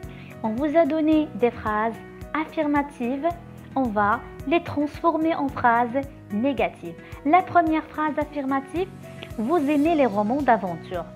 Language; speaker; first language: French; non-native, local second language; Arabic